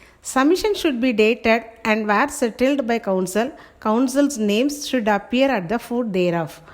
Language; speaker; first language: English; non-native, local second language; Tamil